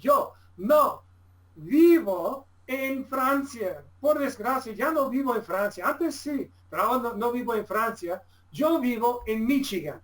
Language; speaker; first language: Spanish; non-native, fluent; English